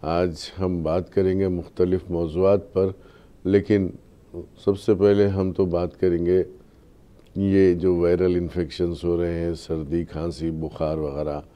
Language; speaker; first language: Urdu; native; Urdu